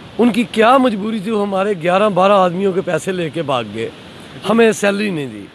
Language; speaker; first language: Urdu; non-native, local second language; Punjabi